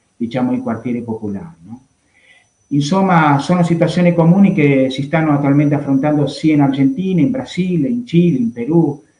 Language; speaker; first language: Italian; non-native, fluent; Spanish